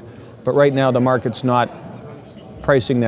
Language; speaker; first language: English; native; English